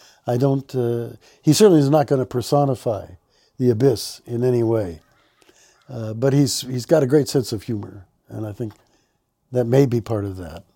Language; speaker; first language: English; native; English